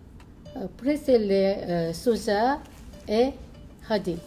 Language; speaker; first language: French; non-native, learner; Korean